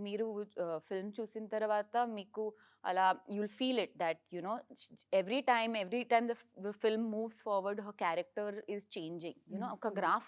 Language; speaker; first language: Telugu; non-native, learner; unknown